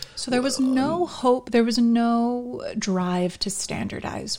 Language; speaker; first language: English; native; English